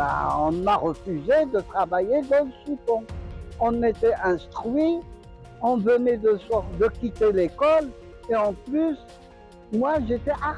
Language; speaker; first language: French; non-native, local second language; Arabic